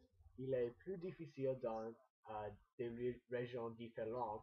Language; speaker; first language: French; non-native, learner; English